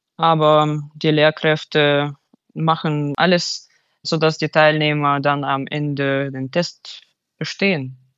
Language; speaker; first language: German; non-native, fluent; Russian